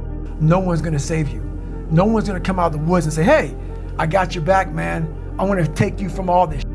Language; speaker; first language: English; native; English